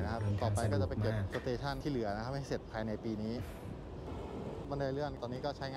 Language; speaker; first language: Thai; native; Thai